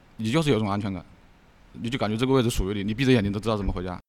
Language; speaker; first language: Chinese; native; Chinese